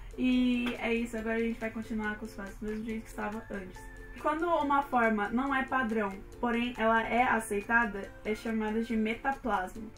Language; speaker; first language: Portuguese; native; Portuguese